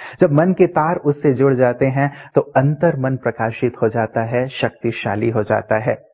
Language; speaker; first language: Hindi; native; Hindi